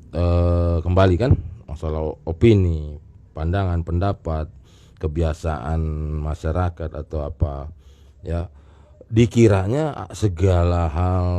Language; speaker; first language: Indonesian; native; Indonesian